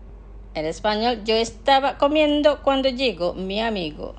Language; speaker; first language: Spanish; non-native, fluent; Indonesian